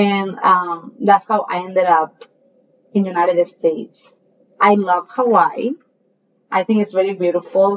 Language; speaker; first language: English; non-native, fluent; Spanish